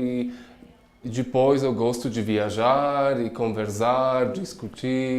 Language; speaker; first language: Portuguese; non-native, learner; Czech